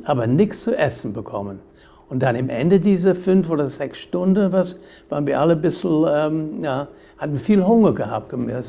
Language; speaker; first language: German; non-native, fluent; English